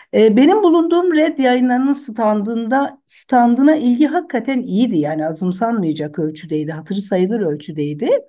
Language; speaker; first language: Turkish; non-native, local second language; Zaza